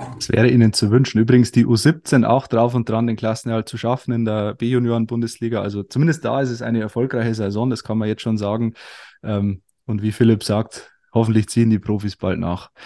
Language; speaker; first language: German; native; German